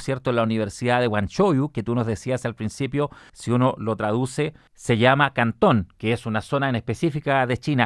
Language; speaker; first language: Spanish; native; Spanish